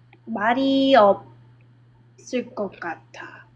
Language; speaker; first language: Korean; non-native, learner; English